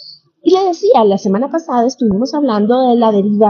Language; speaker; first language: Spanish; native; Spanish